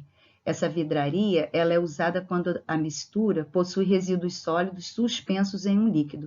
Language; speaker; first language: Portuguese; native; Portuguese